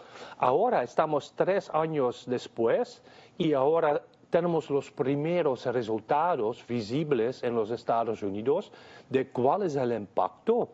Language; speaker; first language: Spanish; non-native, fluent; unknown